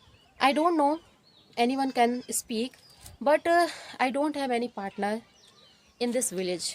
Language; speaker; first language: English; non-native, learner; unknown